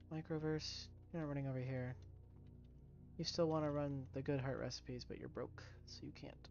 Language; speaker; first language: English; native; English